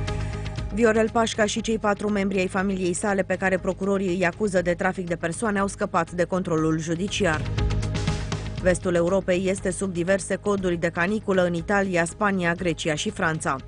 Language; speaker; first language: Romanian; native; Romanian